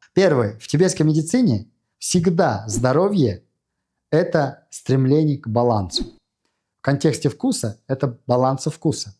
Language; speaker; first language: Russian; non-native, fluent; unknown